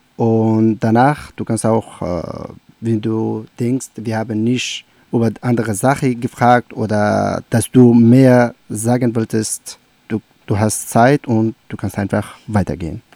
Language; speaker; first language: German; non-native, learner; Persian